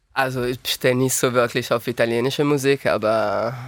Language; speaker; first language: German; non-native, learner; Italian